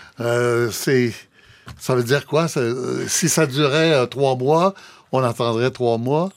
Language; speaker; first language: French; native; French